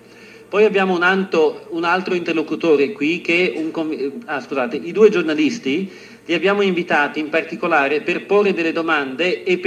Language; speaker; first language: Italian; native; Italian